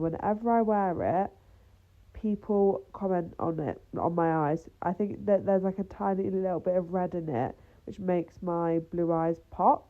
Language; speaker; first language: English; native; English